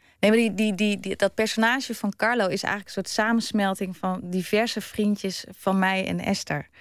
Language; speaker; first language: Dutch; early bilingual, other home language; German